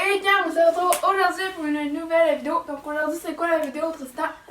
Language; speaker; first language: French; native; French